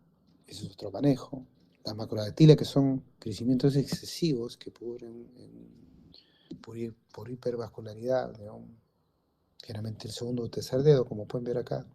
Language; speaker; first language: Spanish; native; Spanish